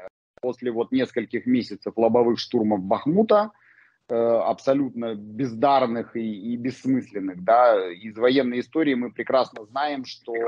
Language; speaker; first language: Russian; native; Russian